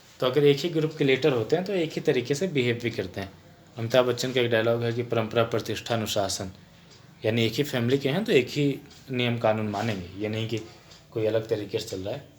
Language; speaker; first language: Hindi; native; Hindi